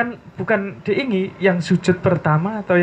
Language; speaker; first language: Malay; non-native, local second language; Javanese